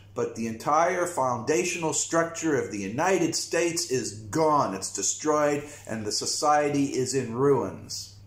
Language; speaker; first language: English; native; English